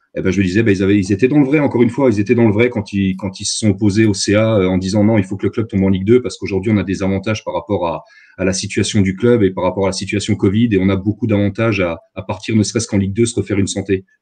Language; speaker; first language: French; native; French